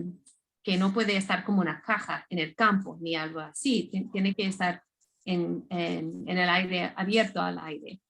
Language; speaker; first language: Spanish; non-native, fluent; English